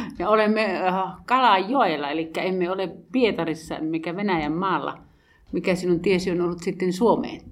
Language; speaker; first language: Finnish; native; Finnish